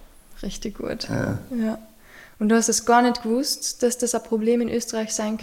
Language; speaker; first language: German; native; German